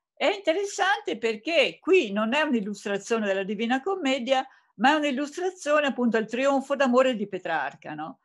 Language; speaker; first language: Italian; native; Italian